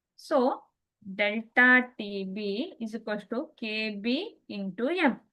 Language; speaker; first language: English; non-native, local second language; Kannada